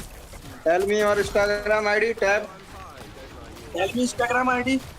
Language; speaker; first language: English; non-native, learner; Hindi